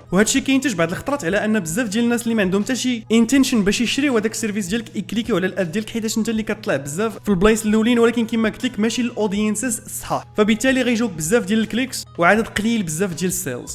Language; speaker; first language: Arabic; native; Arabic